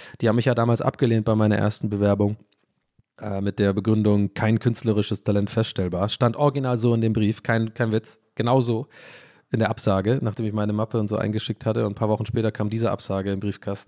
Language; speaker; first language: German; native; German